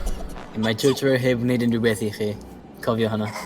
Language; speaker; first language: Welsh; non-native, local second language; English